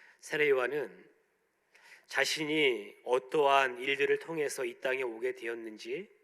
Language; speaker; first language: Korean; native; Korean